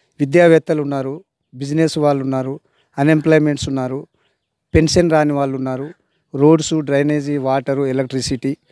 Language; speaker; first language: Telugu; native; Telugu